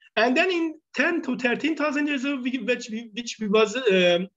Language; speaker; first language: English; non-native, fluent; Persian